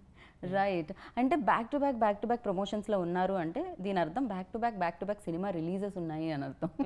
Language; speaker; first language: Telugu; native; Telugu